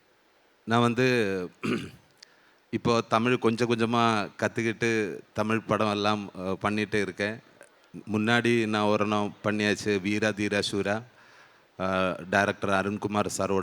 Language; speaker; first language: Tamil; non-native, learner; Malayalam